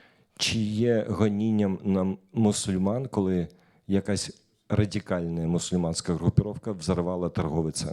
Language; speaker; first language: Ukrainian; non-native, local second language; Russian